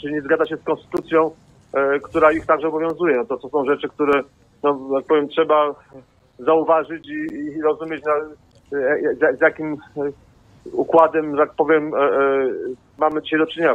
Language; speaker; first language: Polish; native; Polish